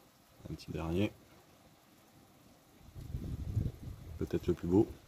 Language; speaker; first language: French; native; French